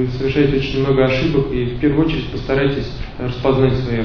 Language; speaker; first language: Russian; native; Russian